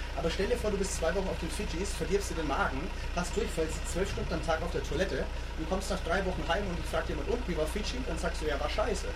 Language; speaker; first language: German; native; German